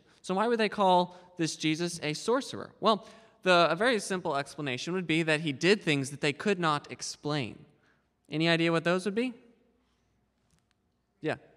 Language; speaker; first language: English; native; English